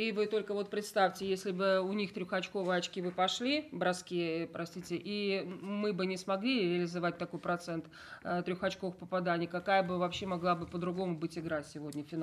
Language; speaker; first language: Russian; native; Russian